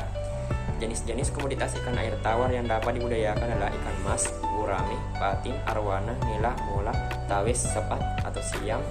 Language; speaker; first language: Indonesian; native; Indonesian